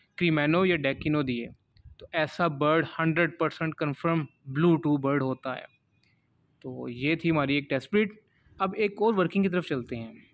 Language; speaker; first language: Urdu; non-native, local second language; Punjabi